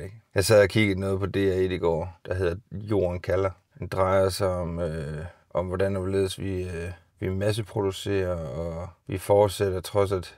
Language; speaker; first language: Danish; native; Danish